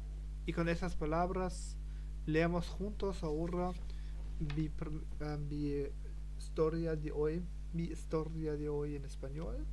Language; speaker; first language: Spanish; non-native, learner; German